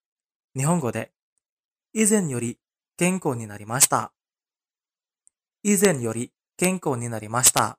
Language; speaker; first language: Japanese; non-native, fluent; Indonesian